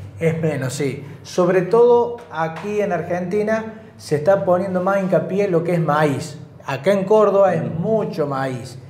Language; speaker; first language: Spanish; native; Spanish